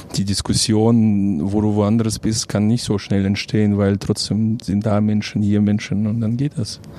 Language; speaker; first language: German; non-native, fluent; Russian